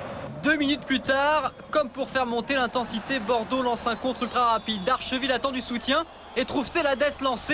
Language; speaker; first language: French; native; French